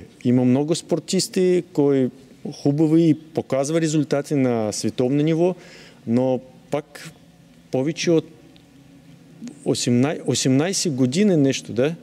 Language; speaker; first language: Bulgarian; non-native, learner; Russian